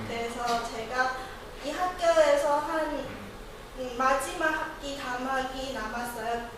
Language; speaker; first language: Korean; non-native, learner; Chinese